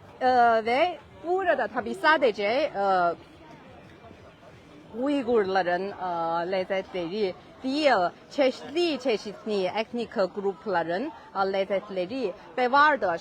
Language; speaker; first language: Turkish; non-native, learner; Chinese